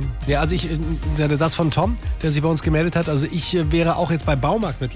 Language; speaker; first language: German; native; German